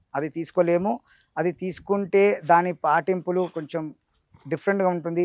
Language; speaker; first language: Telugu; non-native, local second language; Tamil